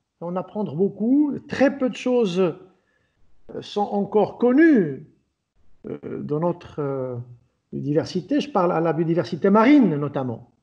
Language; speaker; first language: French; non-native, local second language; Arabic